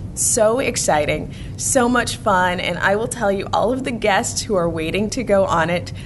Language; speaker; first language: English; native; English